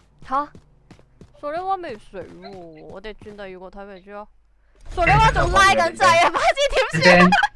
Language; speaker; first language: Chinese; native; Chinese